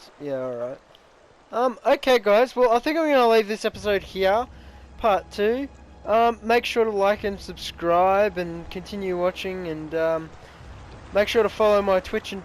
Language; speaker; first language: English; native; English